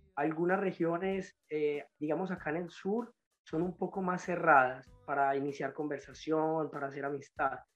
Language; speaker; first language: Spanish; native; Spanish